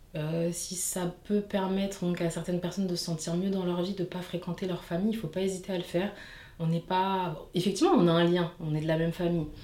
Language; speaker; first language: French; native; French